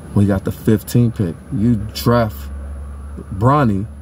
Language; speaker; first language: English; native; English